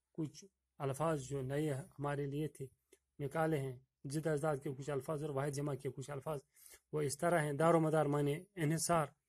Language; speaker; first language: Urdu; non-native, local second language; Kashmiri